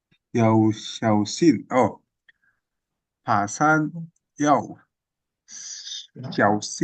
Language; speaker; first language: Chinese; non-native, learner; Indonesian